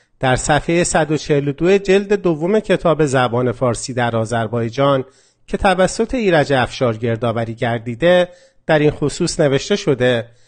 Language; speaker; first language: Persian; non-native, local second language; Azerbaijani